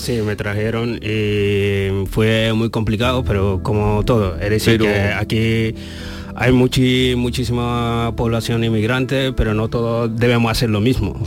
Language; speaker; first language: Spanish; early bilingual, other home language; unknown